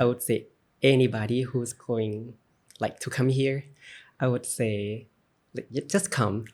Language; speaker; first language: English; non-native, learner; Thai